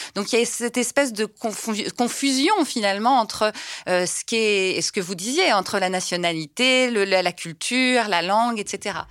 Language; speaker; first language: French; native; French